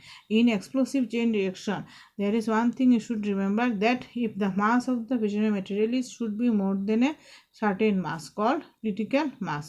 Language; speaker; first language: English; non-native, local second language; Bangla